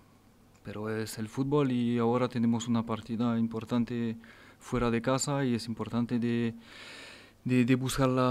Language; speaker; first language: Spanish; non-native, fluent; French